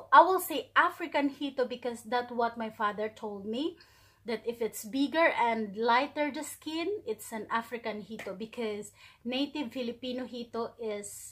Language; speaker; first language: English; non-native, local second language; Filipino